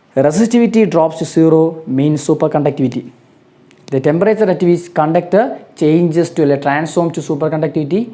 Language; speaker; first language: English; non-native, local second language; Malayalam